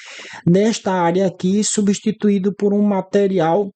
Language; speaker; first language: Portuguese; native; Portuguese